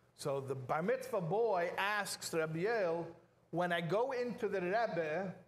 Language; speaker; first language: English; native; English